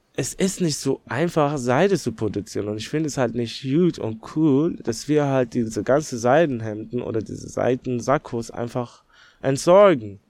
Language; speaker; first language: German; non-native, fluent; Persian